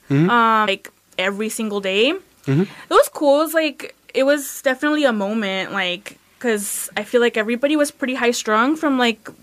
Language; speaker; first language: English; early bilingual, other home language; Spanish